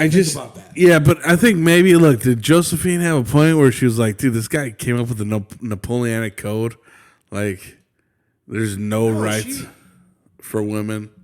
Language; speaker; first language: English; native; English